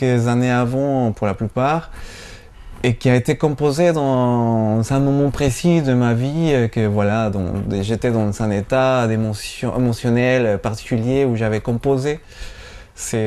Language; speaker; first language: French; non-native, fluent; Spanish